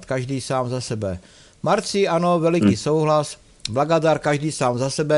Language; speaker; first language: Czech; native; Czech